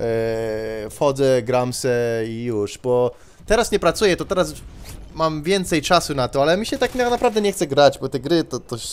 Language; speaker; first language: Polish; early bilingual, heritage; Polish